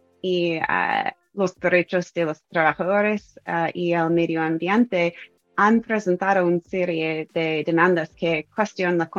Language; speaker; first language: Spanish; non-native, fluent; English